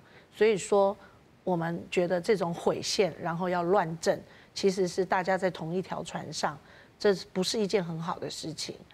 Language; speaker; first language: Chinese; native; Chinese